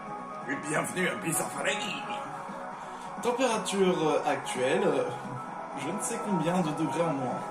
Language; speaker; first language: French; native; French